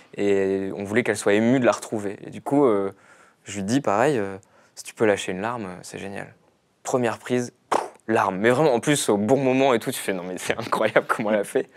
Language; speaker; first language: French; native; French